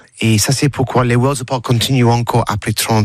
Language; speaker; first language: French; non-native, learner; English